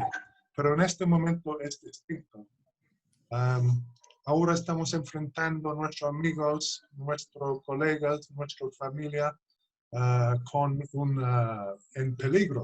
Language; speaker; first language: Spanish; non-native, fluent; English